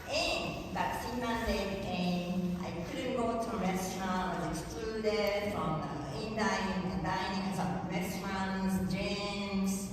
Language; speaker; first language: English; non-native, fluent; Japanese